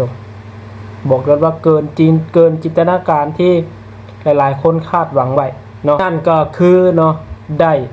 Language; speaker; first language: Thai; non-native, local second language; Lao